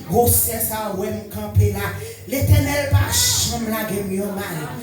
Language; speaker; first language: French; non-native, local second language; Haitian Creole